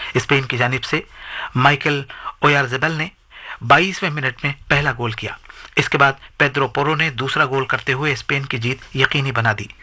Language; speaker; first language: Urdu; native; Urdu